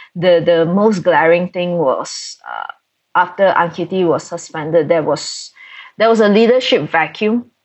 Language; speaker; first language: English; non-native, local second language; Cantonese